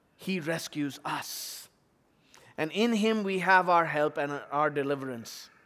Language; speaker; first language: English; non-native, local second language; Tamil